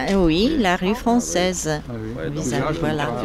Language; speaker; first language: French; non-native, fluent; Polish